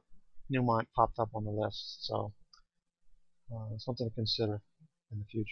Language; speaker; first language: English; native; English